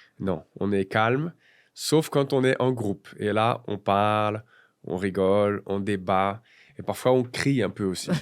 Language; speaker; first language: French; native; French